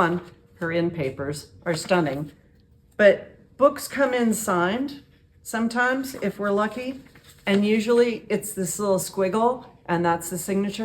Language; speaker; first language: English; native; English